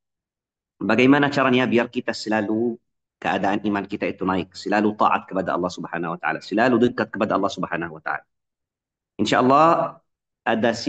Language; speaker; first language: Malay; non-native, fluent; Arabic